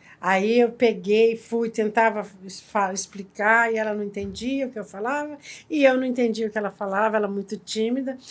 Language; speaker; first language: Portuguese; native; Portuguese